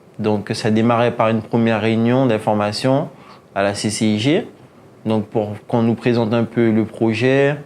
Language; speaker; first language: French; native; French